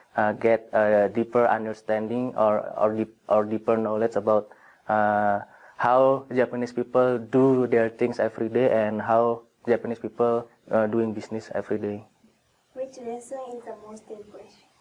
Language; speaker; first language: English; non-native, fluent; Indonesian